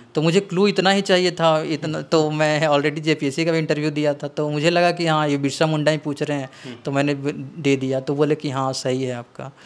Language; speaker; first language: Hindi; native; Hindi